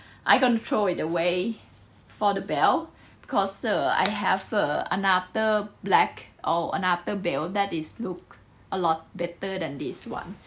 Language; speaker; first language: English; non-native, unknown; Thai